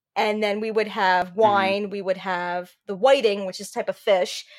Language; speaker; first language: English; native; English